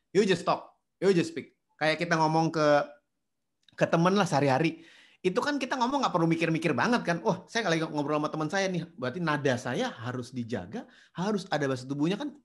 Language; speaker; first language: Indonesian; native; Indonesian